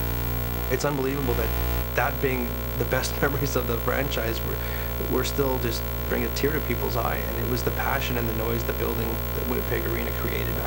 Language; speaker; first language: English; native; English